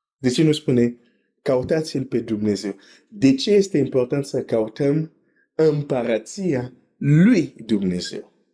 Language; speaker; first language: Romanian; non-native, fluent; French